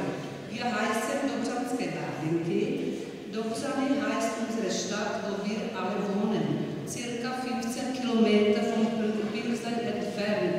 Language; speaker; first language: German; non-native, learner; Czech